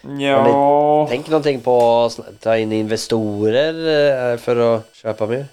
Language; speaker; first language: Swedish; native; Swedish